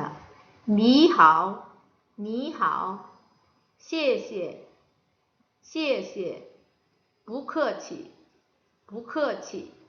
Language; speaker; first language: Chinese; non-native, fluent; Korean